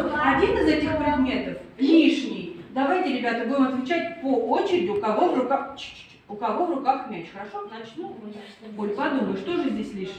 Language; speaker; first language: Russian; native; Russian